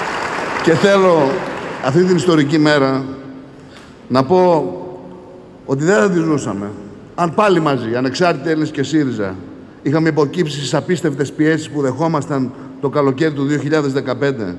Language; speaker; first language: Greek; native; Greek